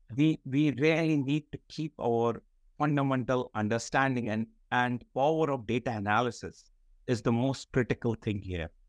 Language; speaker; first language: English; non-native, local second language; Kashmiri